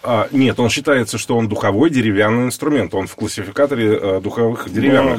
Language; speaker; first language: Russian; native; Russian